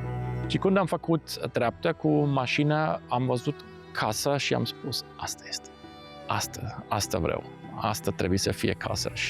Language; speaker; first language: Romanian; non-native, fluent; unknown